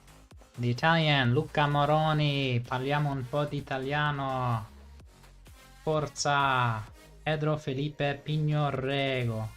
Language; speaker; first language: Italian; non-native, fluent; English